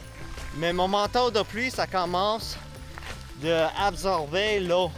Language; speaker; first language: French; non-native, learner; English